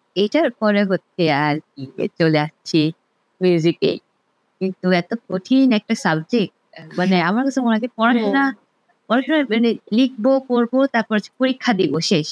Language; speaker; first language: Bangla; non-native, local second language; Garo